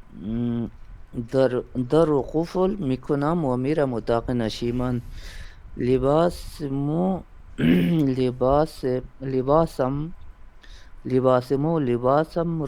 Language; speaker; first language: Persian; non-native, learner; Urdu